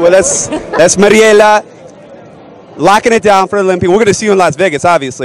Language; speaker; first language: English; native; English